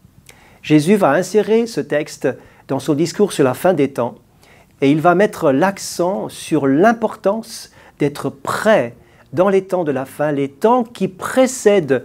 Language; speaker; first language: French; native; French